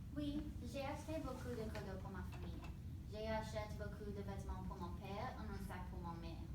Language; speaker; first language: French; non-native, learner; English